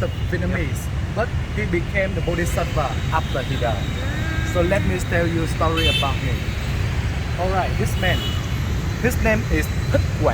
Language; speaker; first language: English; non-native, learner; Vietnamese